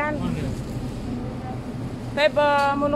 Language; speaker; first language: Arabic; non-native, learner; Filipino